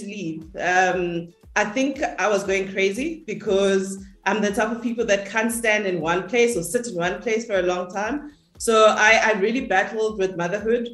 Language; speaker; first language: English; non-native, local second language; Zulu